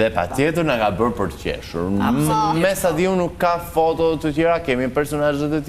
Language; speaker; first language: Albanian; native; Albanian